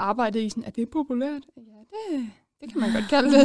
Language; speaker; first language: Danish; native; Danish